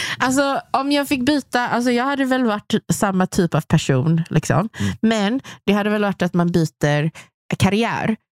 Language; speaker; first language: Swedish; native; Swedish